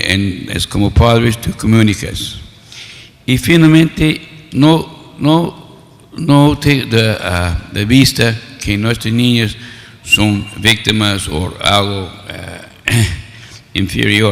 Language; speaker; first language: Spanish; non-native, learner; English